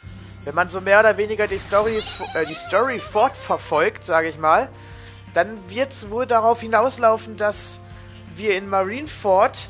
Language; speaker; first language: German; native; German